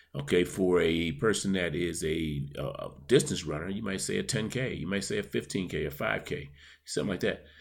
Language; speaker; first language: English; native; English